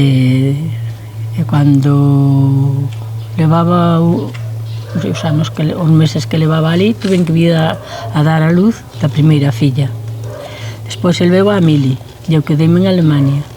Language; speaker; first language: Galician; native; Galician